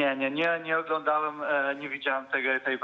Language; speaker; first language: Polish; early bilingual, heritage; Polish